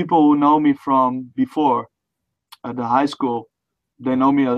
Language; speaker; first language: English; non-native, fluent; Dutch